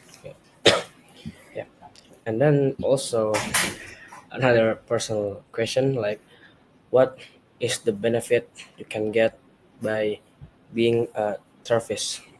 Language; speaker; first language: English; non-native, learner; Indonesian